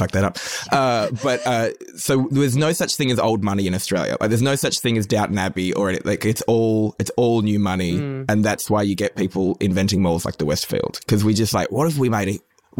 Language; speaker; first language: English; native; English